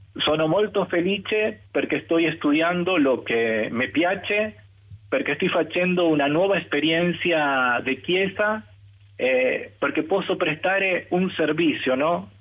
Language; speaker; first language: Italian; non-native, fluent; Spanish